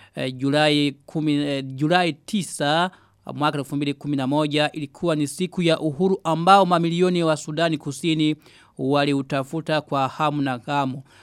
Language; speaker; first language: Swahili; non-native, local second language; Rundi